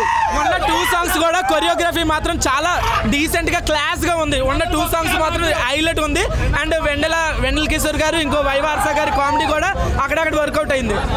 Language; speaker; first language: Telugu; native; Telugu